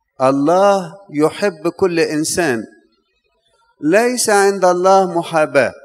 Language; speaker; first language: Arabic; native; Arabic